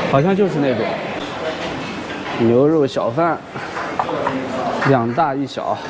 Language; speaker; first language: Chinese; native; Chinese